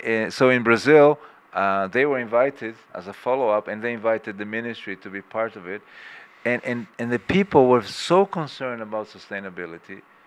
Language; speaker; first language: English; non-native, fluent; Portuguese